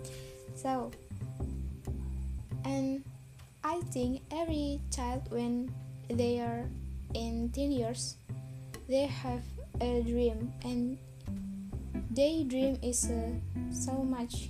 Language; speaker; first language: English; non-native, learner; Indonesian